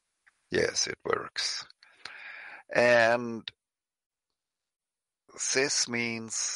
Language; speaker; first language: English; non-native, fluent; German